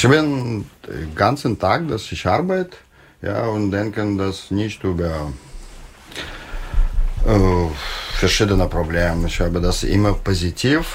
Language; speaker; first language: German; non-native, learner; Russian